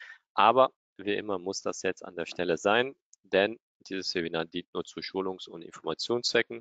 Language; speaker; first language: German; native; German